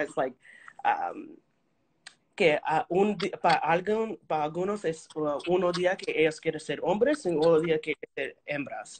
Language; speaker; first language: Spanish; early bilingual, heritage; Spanish